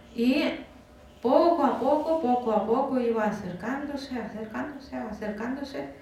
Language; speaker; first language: Spanish; non-native, fluent; Russian